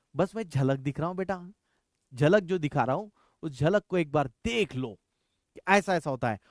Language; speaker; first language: Hindi; non-native, local second language; Marathi